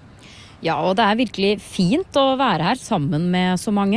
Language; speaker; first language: Norwegian; native; Norwegian